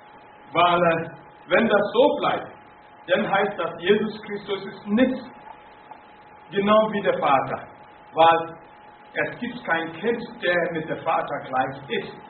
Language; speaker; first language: German; non-native, fluent; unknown